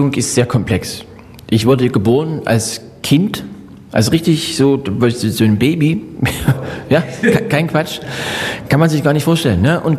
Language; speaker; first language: German; native; German